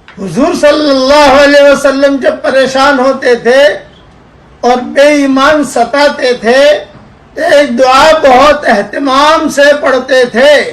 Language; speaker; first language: Urdu; native; Urdu